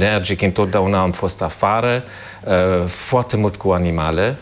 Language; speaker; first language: Romanian; non-native, fluent; German